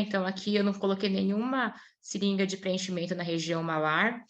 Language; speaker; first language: Portuguese; native; Portuguese